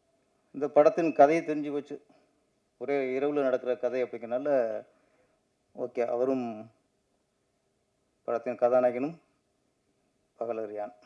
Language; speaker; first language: Tamil; native; Tamil